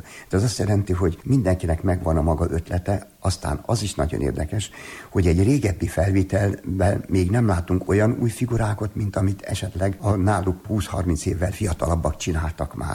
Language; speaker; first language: Hungarian; native; Hungarian